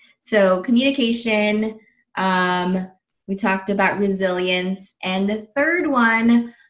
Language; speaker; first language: English; early bilingual, other home language; Filipino